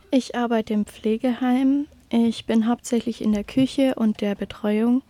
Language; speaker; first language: German; native; German